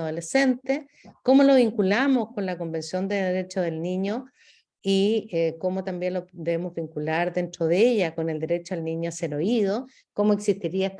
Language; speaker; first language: Spanish; native; Spanish